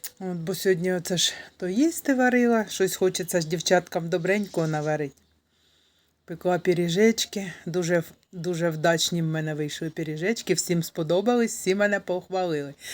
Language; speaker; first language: Ukrainian; native; Ukrainian